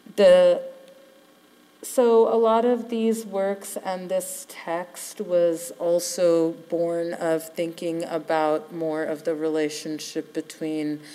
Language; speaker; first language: English; native; English